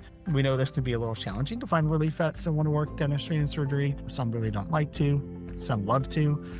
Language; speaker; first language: English; native; English